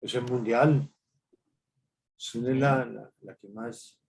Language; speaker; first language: Spanish; native; Spanish